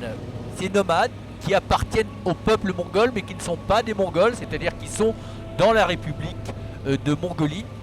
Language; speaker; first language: French; native; French